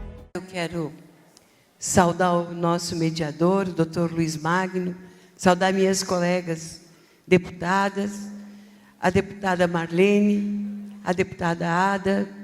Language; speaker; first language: Portuguese; native; Portuguese